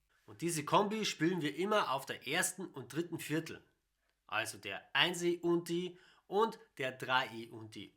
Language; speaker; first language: German; native; German